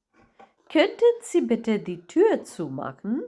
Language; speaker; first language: German; non-native, fluent; Hindi